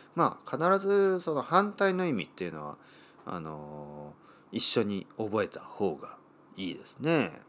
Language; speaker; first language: Japanese; native; Japanese